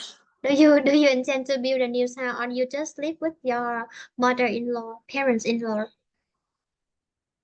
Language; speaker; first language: English; non-native, fluent; Vietnamese